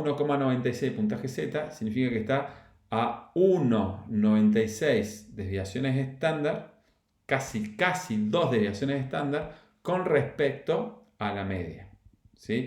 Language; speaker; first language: Spanish; native; Spanish